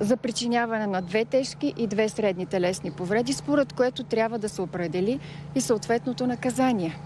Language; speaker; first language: Bulgarian; native; Bulgarian